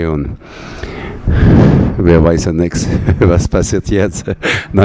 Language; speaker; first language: German; non-native, learner; French